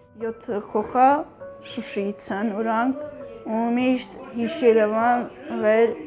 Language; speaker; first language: Armenian; native; Armenian